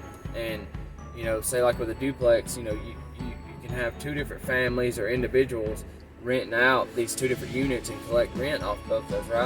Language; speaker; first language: English; native; English